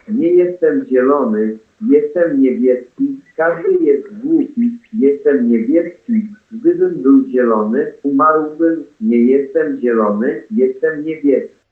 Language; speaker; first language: Polish; non-native, learner; English